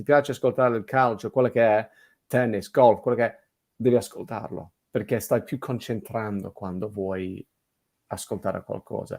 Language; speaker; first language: Italian; non-native, fluent; English